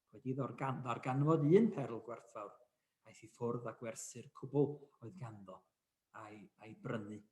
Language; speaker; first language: Welsh; native; Welsh